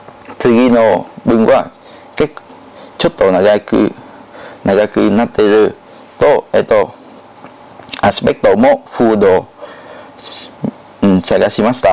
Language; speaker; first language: Japanese; non-native, learner; Thai